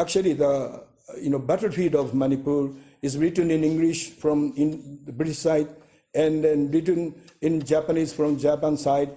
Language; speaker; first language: English; non-native, fluent; Japanese